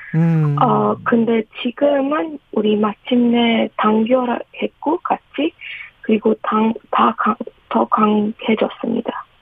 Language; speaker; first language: Korean; non-native, learner; Persian